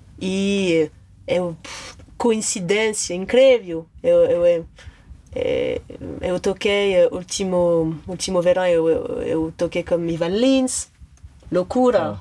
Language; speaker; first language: Portuguese; non-native, learner; French